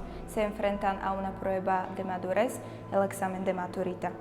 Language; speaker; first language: Spanish; non-native, fluent; Slovak